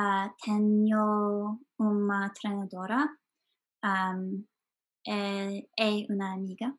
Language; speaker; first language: Portuguese; non-native, learner; English